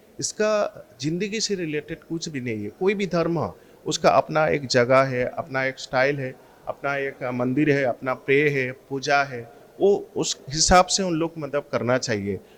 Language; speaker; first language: Hindi; non-native, local second language; Assamese